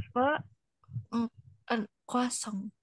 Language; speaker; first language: French; non-native, learner; Indonesian